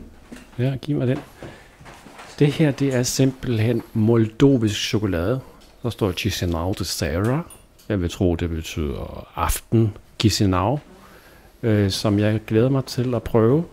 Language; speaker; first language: Danish; native; Danish